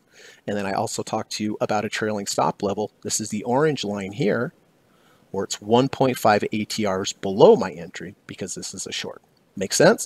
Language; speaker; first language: English; native; English